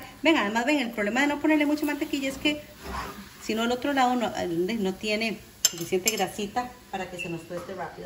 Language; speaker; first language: Spanish; native; Spanish